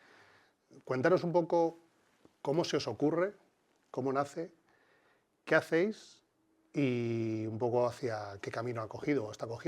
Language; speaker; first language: Spanish; native; Spanish